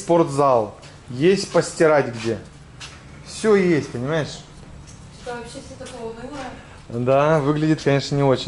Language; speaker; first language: Russian; native; Russian